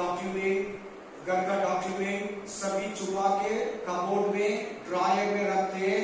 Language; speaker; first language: Hindi; non-native, local second language; Kannada